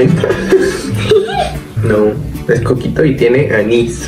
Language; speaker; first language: Spanish; native; Spanish